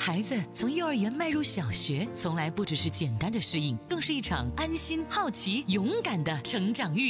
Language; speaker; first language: Chinese; native; Chinese